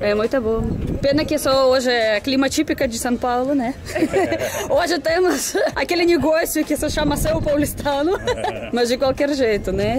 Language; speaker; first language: Portuguese; non-native, fluent; Russian